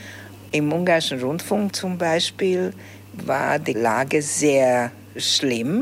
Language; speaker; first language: German; early bilingual, heritage; Hungarian